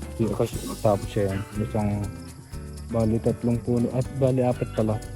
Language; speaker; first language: Filipino; non-native, local second language; Bikol